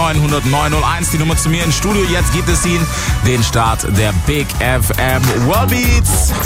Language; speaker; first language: German; native; German